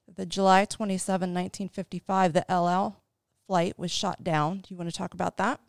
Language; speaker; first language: English; native; English